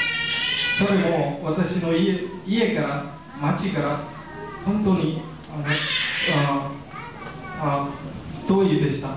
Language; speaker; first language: Japanese; non-native, fluent; Marathi